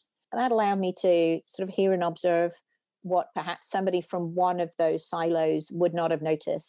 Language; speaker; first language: English; native; English